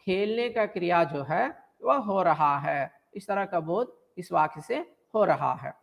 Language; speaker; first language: Hindi; non-native, local second language; Telugu